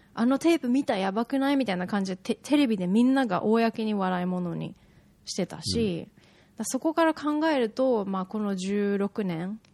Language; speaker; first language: Japanese; native; Japanese